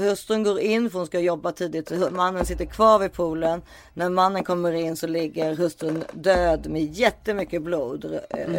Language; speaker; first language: Swedish; native; Swedish